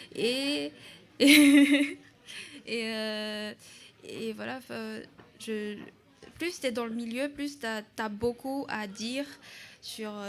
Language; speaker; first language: French; non-native, local second language; Malagasy